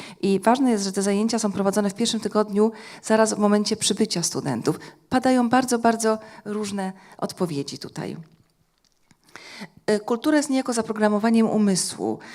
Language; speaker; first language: Polish; native; Polish